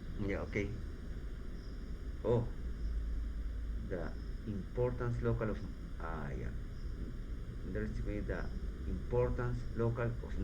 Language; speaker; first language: English; non-native, learner; Spanish